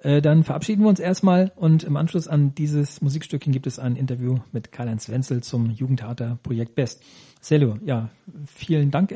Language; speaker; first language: German; native; German